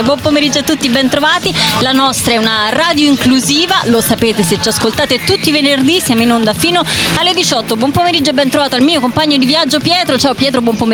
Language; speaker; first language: Italian; native; Italian